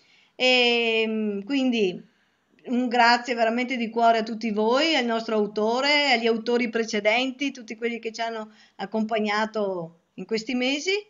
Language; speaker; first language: Italian; native; Italian